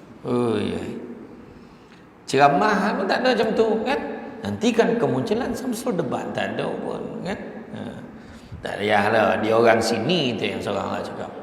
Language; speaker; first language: Malay; native; Malay